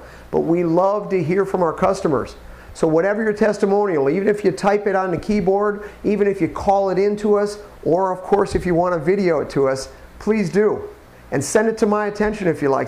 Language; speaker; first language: English; native; English